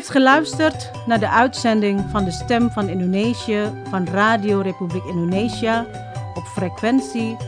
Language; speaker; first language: Dutch; non-native, fluent; Indonesian